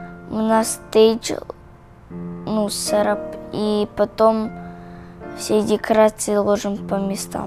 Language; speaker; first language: Russian; early bilingual, heritage; Russian